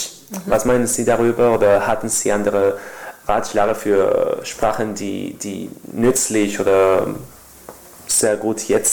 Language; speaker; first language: German; non-native, learner; Spanish